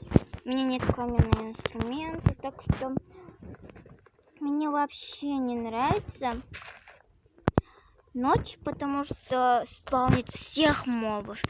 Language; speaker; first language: Russian; non-native, local second language; Kazakh